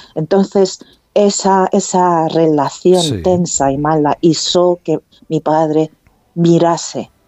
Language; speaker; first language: Spanish; non-native, fluent; Korean